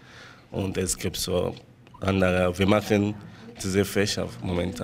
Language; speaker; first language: German; non-native, learner; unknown